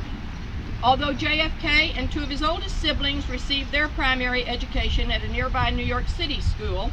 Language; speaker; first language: English; native; English